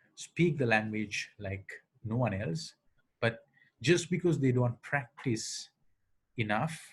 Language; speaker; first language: English; non-native, local second language; Sinhala